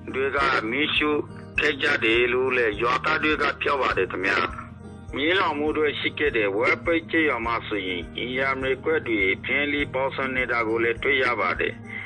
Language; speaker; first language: Burmese; non-native, local second language; Rohingya